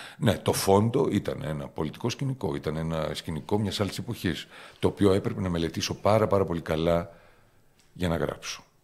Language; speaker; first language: Greek; native; Greek